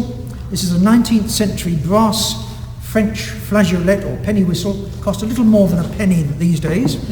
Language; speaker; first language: English; native; English